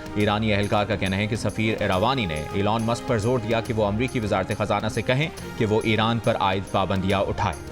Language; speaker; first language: Urdu; native; Urdu